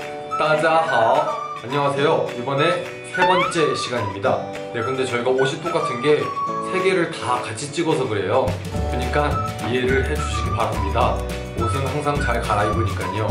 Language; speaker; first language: Korean; native; Korean